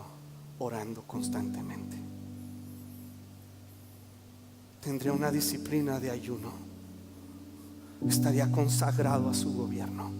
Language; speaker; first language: Spanish; native; Spanish